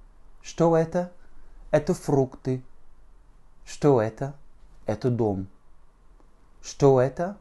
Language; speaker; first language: Russian; non-native, fluent; French